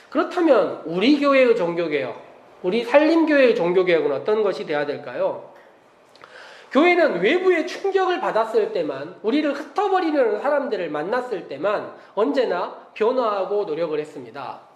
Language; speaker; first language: Korean; native; Korean